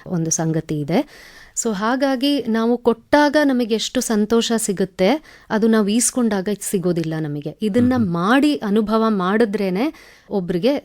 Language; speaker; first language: Kannada; non-native, local second language; Tamil